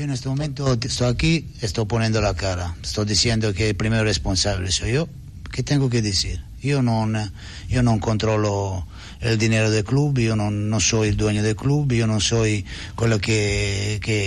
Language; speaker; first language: Spanish; non-native, learner; Italian